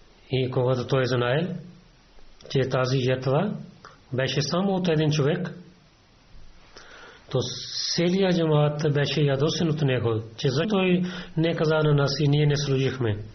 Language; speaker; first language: Bulgarian; non-native, fluent; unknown